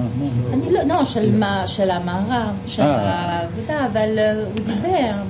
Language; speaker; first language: Hebrew; non-native, fluent; French